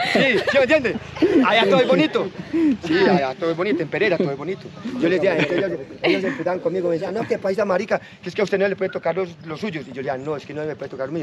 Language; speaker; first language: Spanish; native; Spanish